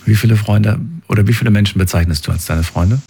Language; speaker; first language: German; native; German